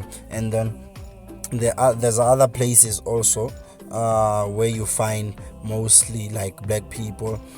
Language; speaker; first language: English; non-native, local second language; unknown